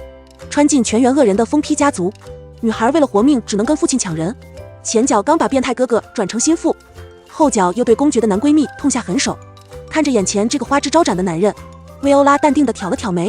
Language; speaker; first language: Chinese; native; Chinese